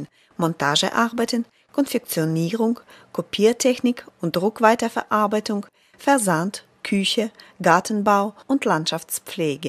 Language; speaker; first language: German; non-native, fluent; Ukrainian